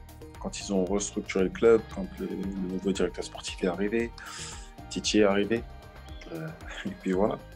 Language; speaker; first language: French; native; French